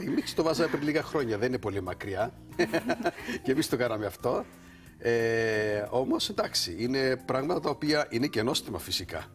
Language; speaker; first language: Greek; native; Greek